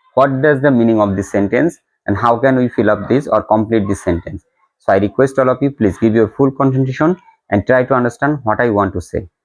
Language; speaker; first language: English; non-native, local second language; Bangla